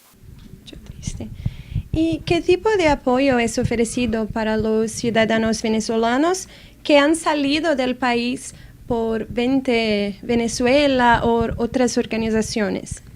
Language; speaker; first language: Spanish; non-native, fluent; Portuguese